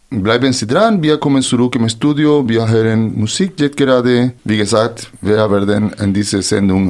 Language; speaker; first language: German; non-native, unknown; Spanish